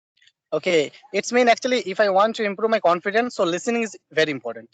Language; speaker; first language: English; non-native, learner; Bangla